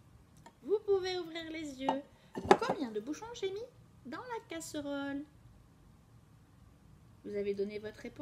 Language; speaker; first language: French; native; French